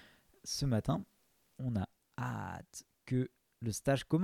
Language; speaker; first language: French; native; French